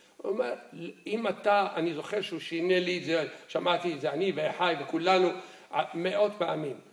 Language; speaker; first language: Hebrew; early bilingual, other home language; Arabic